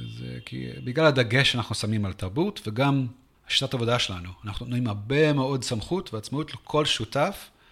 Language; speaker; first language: Hebrew; non-native, fluent; English